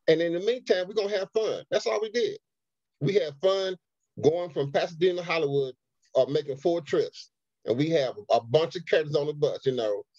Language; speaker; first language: English; native; English